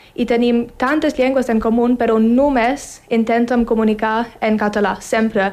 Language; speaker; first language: Catalan; non-native, learner; English